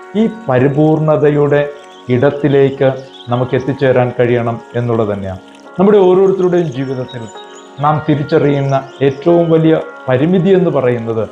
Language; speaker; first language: Malayalam; native; Malayalam